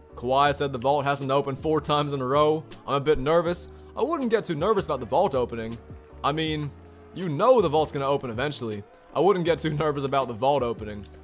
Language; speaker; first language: English; native; English